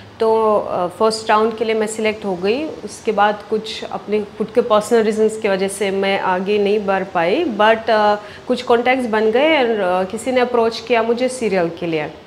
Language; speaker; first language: Hindi; non-native, fluent; Russian